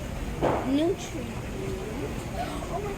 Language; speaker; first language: English; native; English